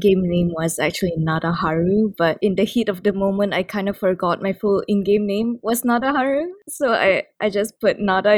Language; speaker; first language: English; non-native, local second language; Malay